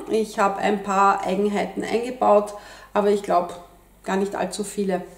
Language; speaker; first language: German; native; German